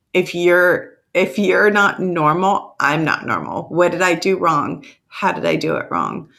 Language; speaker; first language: English; early bilingual, other home language; Italian